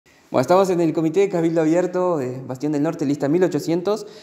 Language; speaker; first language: Spanish; native; Spanish